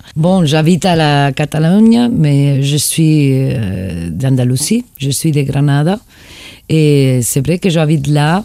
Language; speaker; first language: French; non-native, fluent; Spanish